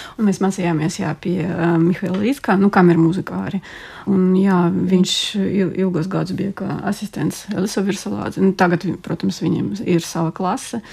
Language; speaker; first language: Latvian; non-native, local second language; Russian